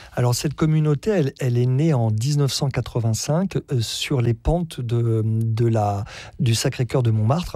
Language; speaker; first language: French; native; French